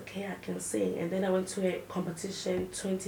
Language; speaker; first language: English; non-native, local second language; Zulu